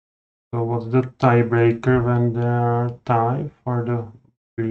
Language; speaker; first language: English; non-native, fluent; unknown